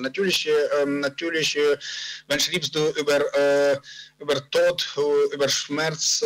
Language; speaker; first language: German; non-native, learner; Ukrainian